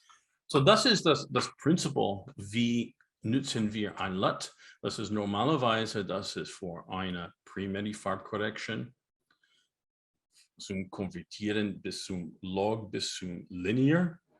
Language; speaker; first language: German; non-native, learner; English